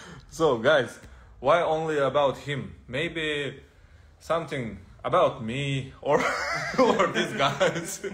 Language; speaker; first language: English; non-native, learner; Kazakh